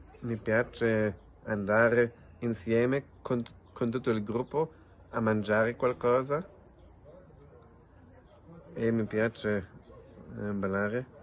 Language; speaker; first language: Italian; non-native, local second language; German